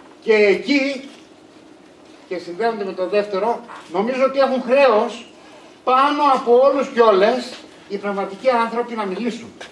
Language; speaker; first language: Greek; native; Greek